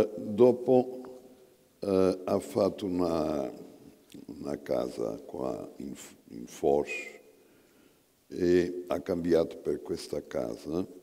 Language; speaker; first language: Italian; non-native, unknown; Portuguese